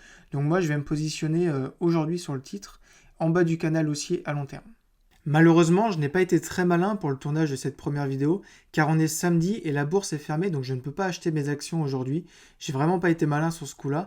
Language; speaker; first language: French; native; French